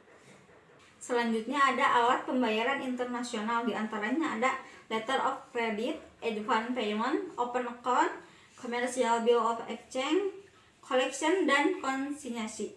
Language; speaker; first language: Indonesian; native; Indonesian